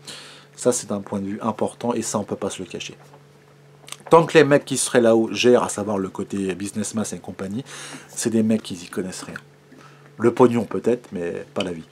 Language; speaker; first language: French; native; French